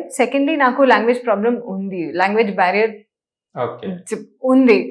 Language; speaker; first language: Telugu; non-native, local second language; Hindi